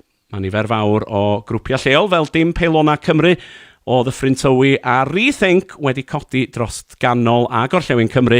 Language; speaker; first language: Welsh; native; Welsh